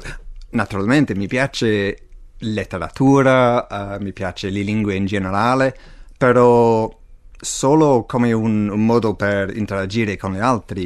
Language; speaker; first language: Italian; non-native, fluent; English